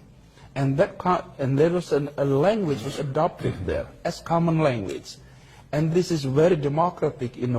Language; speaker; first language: English; non-native, fluent; Indonesian